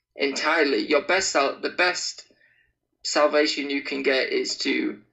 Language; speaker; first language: English; native; English